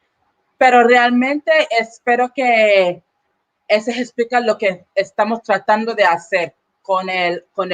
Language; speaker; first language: Spanish; non-native, learner; English